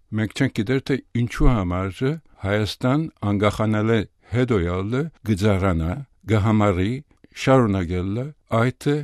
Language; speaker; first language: Armenian; early bilingual, heritage; Armenian